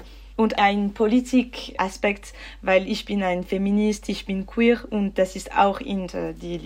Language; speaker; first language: German; non-native, learner; French